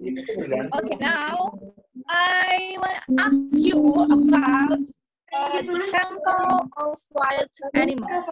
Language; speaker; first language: English; non-native, fluent; Indonesian